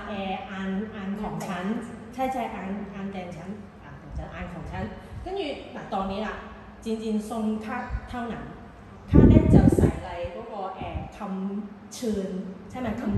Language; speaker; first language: Thai; non-native, learner; Cantonese